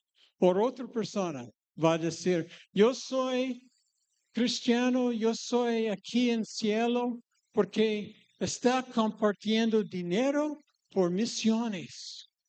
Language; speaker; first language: Spanish; non-native, fluent; English